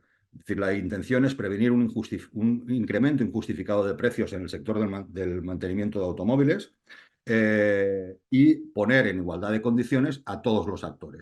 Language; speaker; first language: Spanish; native; Spanish